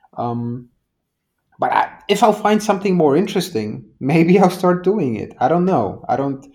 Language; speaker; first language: English; non-native, fluent; Polish